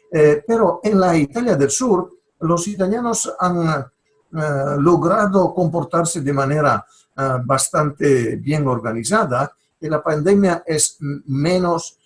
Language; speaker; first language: Spanish; non-native, fluent; Italian